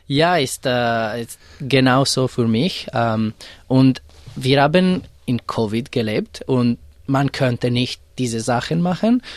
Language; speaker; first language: German; non-native, local second language; Italian